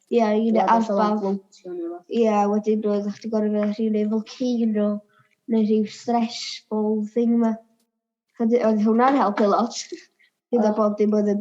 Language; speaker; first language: Welsh; native; Welsh